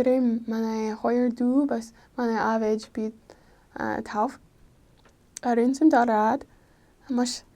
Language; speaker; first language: Mongolian; non-native, fluent; English